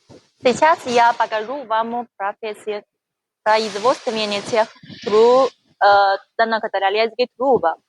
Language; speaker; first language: Russian; non-native, learner; Chinese